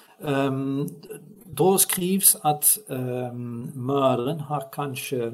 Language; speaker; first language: Swedish; non-native, fluent; Dutch